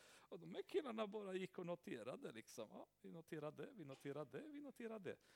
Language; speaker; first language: Swedish; non-native, fluent; Romanian